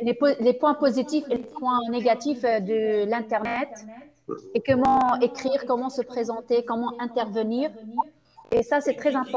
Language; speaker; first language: French; non-native, fluent; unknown